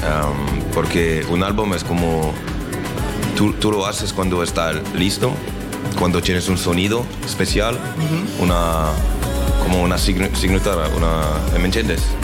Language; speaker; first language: Spanish; non-native, learner; French